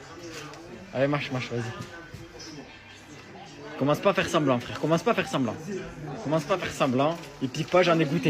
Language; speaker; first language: French; native; French